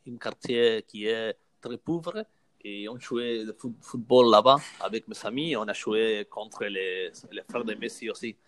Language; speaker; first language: French; non-native, learner; Spanish